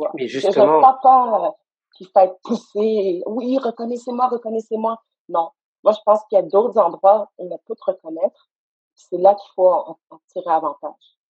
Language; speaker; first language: French; native; French